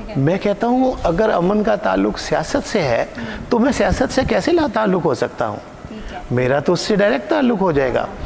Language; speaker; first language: Urdu; non-native, local second language; Punjabi